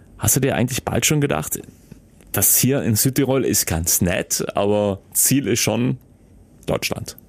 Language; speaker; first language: German; native; German